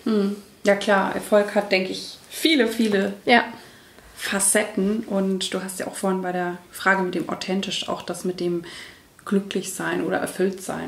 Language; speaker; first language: German; native; German